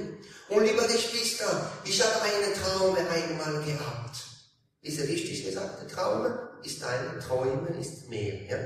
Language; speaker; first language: German; non-native, learner; Italian